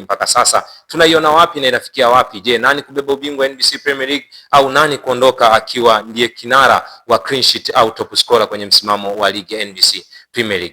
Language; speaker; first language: Swahili; native; Swahili